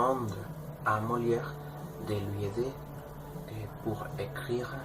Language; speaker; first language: French; non-native, learner; Spanish